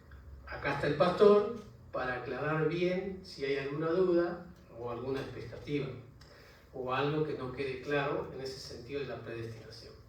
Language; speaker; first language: Spanish; native; Spanish